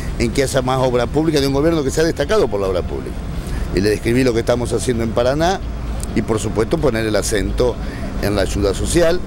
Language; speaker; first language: Spanish; native; Spanish